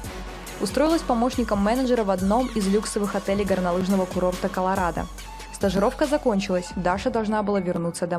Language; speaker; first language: Russian; native; Russian